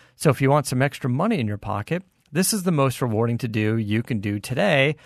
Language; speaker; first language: English; native; English